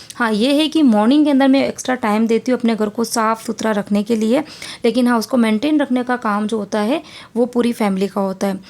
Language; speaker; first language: Hindi; native; Hindi